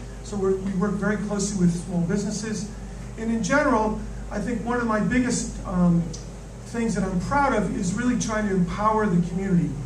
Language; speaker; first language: English; native; English